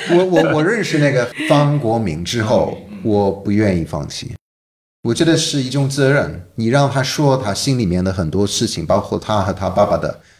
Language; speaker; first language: Chinese; non-native, fluent; English